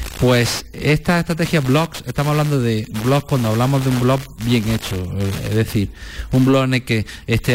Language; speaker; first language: Spanish; native; Spanish